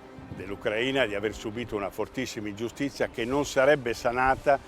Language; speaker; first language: Italian; native; Italian